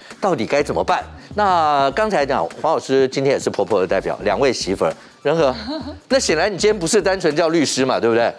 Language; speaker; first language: Chinese; native; Chinese